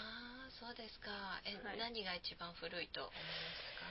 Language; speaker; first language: Japanese; native; Japanese